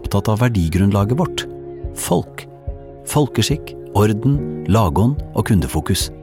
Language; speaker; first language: Norwegian; native; Norwegian